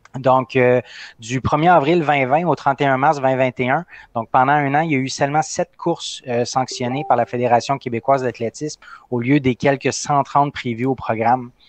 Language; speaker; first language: French; native; French